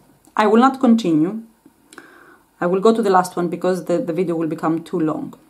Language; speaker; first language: English; non-native, fluent; Greek